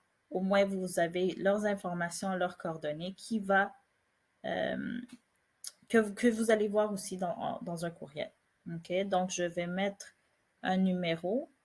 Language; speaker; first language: French; native; French